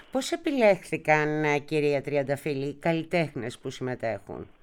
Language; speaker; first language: Greek; native; Greek